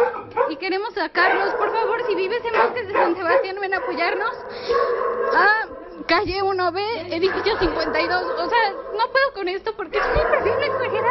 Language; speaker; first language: Spanish; native; Spanish